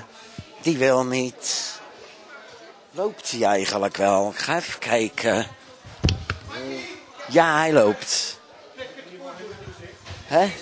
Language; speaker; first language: Dutch; native; Dutch